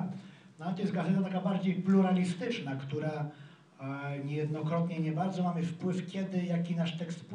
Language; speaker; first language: Polish; native; Polish